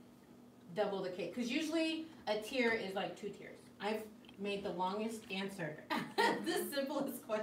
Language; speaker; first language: English; native; English